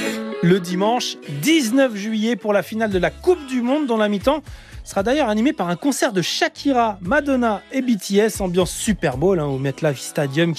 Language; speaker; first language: French; native; French